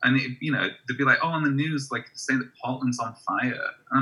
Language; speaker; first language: English; native; English